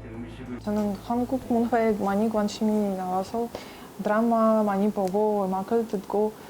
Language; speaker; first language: Korean; non-native, learner; Russian